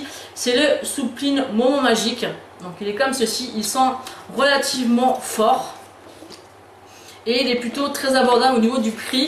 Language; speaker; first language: French; native; French